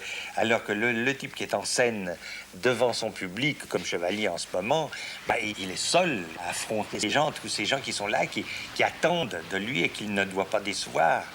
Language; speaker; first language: French; native; French